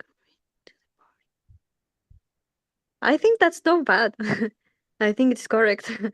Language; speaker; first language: English; non-native, learner; Spanish